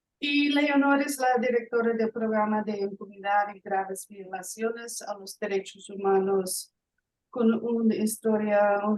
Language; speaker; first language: Spanish; non-native, fluent; English